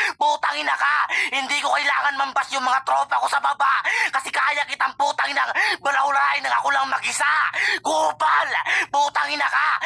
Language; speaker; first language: Filipino; non-native, local second language; Cebuano